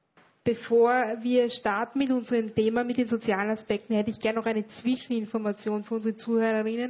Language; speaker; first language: German; native; German